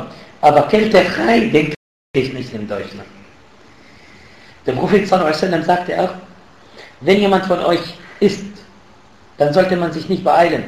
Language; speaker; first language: German; non-native, fluent; Arabic